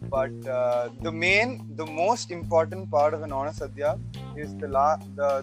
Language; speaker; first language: English; non-native, local second language; Malayalam